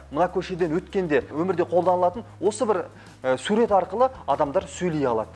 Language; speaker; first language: Kazakh; native; Kazakh